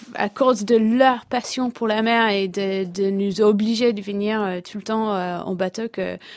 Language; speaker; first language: French; non-native, fluent; English